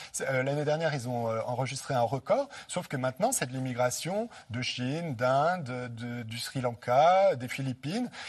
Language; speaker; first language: French; native; French